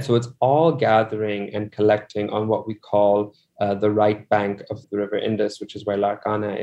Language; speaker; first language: English; non-native, local second language; Urdu